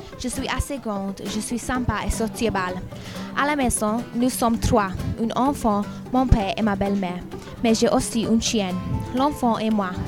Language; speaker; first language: French; non-native, learner; English